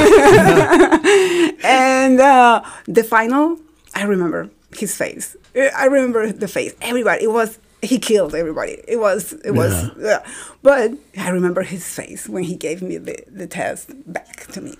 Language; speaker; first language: English; non-native, fluent; Spanish